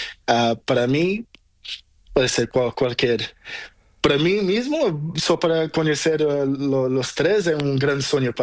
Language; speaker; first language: Spanish; non-native, learner; Portuguese